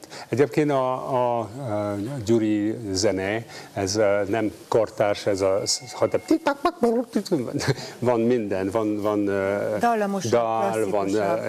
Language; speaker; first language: Hungarian; non-native, learner; French